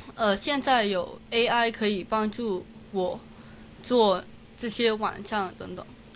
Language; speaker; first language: Chinese; non-native, local second language; Cantonese